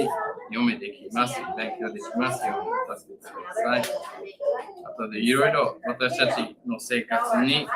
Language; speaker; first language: Japanese; non-native, learner; English